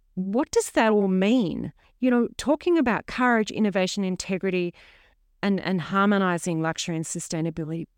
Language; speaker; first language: English; native; English